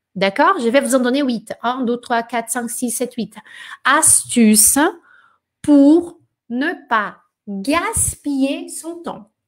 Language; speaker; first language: French; non-native, fluent; Portuguese